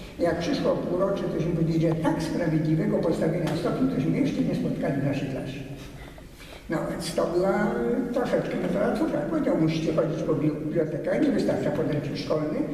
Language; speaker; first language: Polish; early bilingual, heritage; Polish